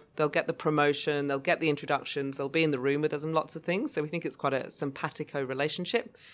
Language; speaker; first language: English; native; English